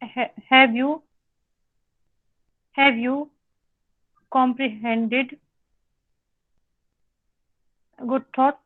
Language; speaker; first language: English; non-native, learner; Hindi